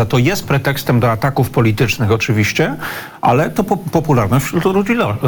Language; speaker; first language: Polish; native; Polish